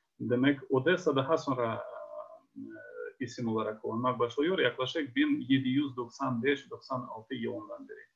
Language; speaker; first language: Turkish; non-native, fluent; Ukrainian